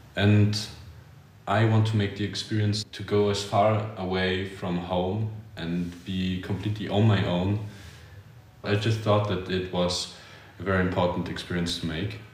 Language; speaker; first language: English; early bilingual, other home language; Polish